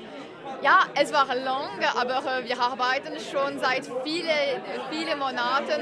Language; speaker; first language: German; non-native, local second language; French